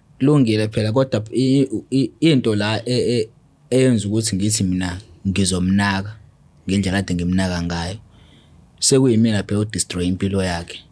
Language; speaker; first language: Zulu; native; Zulu